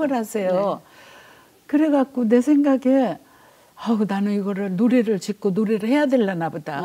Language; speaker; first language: Korean; native; Korean